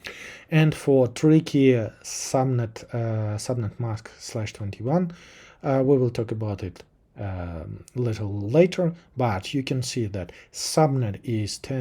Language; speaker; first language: English; non-native, fluent; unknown